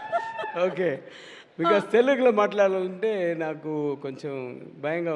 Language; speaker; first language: Telugu; non-native, learner; Tamil